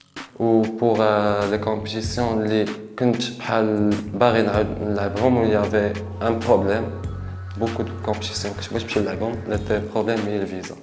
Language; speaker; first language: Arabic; native; Arabic